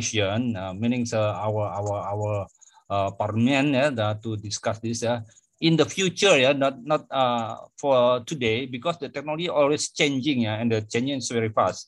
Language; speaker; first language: English; non-native, fluent; Indonesian